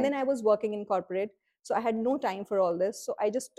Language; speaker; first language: English; non-native, local second language; Hindi